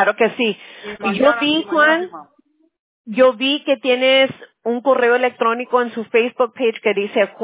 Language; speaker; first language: Spanish; early bilingual, heritage; Spanish